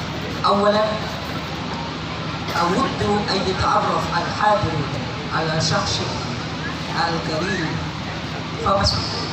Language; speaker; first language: Arabic; non-native, fluent; Indonesian